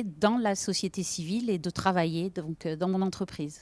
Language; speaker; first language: French; native; French